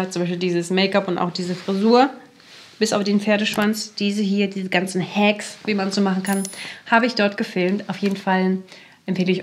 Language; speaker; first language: German; native; German